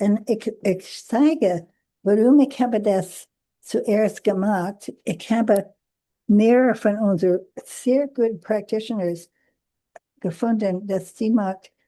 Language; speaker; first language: German; non-native, learner; English